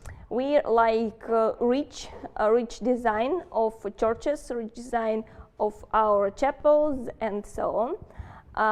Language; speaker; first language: English; non-native, fluent; Russian